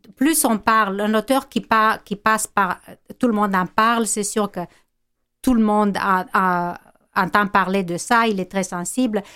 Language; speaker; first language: French; non-native, fluent; Romanian